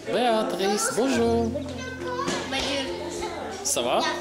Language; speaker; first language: French; non-native, learner; Latvian